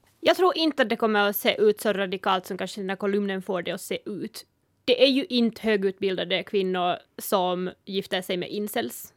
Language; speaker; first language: Swedish; non-native, local second language; Northern Sami